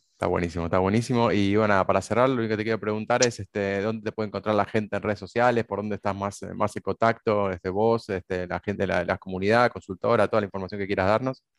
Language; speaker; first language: Spanish; native; Spanish